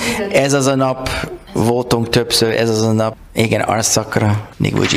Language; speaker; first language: Hungarian; non-native, learner; English